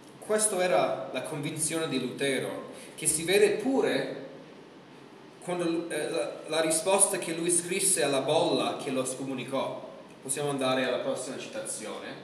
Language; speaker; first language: Italian; non-native, fluent; English